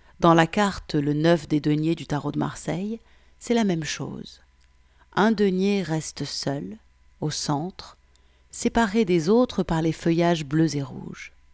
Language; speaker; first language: French; native; French